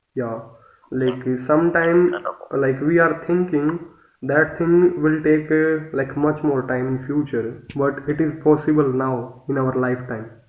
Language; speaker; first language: English; non-native, local second language; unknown